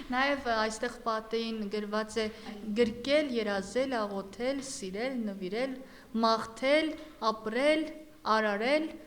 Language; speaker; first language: Armenian; native; Armenian